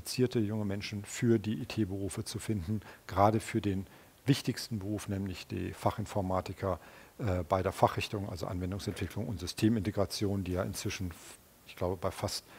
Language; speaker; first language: German; native; German